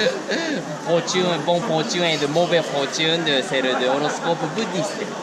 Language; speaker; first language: French; non-native, learner; Japanese